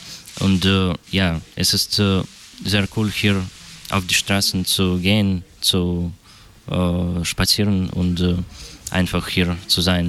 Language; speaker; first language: German; non-native, learner; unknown